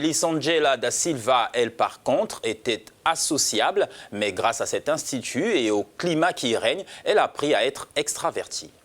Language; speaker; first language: French; native; French